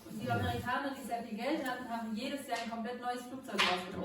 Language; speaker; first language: German; native; German